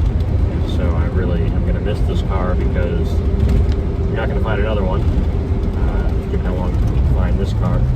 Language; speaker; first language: English; native; English